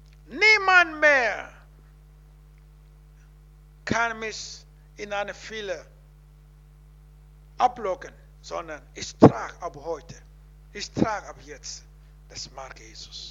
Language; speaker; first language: German; non-native, learner; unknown